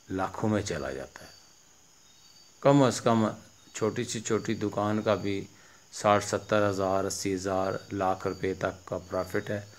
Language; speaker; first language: Urdu; native; Urdu